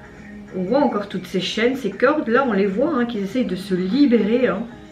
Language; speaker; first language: French; native; French